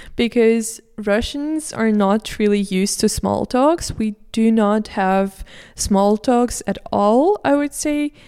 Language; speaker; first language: English; non-native, fluent; Russian